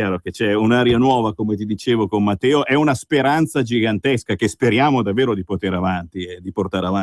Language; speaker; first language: Italian; native; Italian